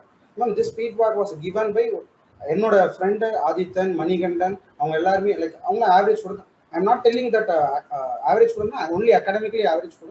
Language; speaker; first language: Tamil; native; Tamil